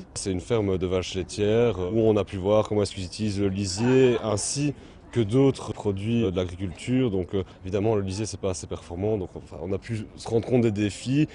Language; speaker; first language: French; native; French